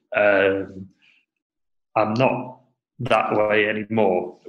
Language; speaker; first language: English; native; English